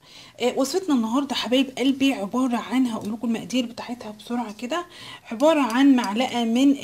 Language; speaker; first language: Arabic; native; Arabic